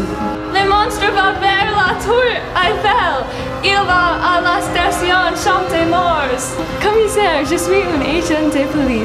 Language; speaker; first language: French; non-native, learner; English